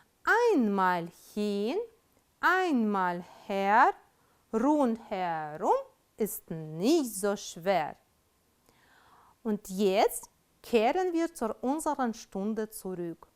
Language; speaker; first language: German; non-native, fluent; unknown